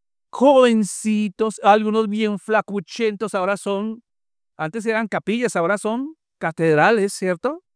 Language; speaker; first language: Spanish; native; Spanish